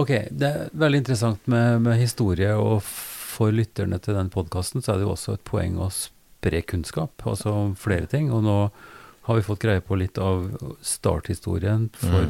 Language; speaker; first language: Norwegian; native; Norwegian